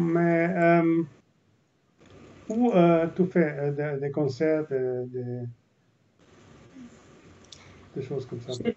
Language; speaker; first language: French; non-native, learner; Italian